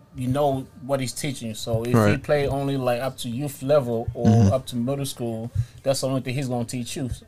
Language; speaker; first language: English; early bilingual, other home language; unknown